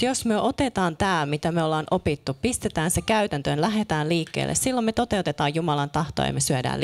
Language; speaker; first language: Finnish; native; Finnish